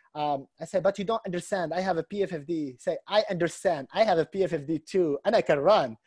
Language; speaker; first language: English; non-native, fluent; Arabic